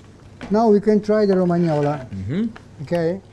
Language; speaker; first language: English; non-native, learner; Italian